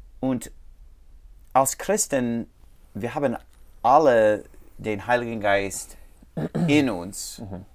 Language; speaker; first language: German; non-native, learner; English